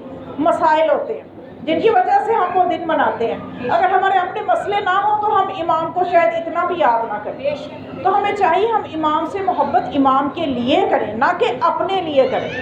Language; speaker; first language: Urdu; native; Urdu